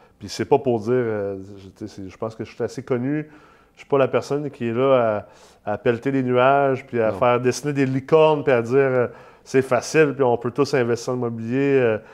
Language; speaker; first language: French; native; French